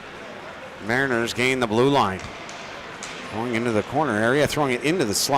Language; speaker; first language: English; native; English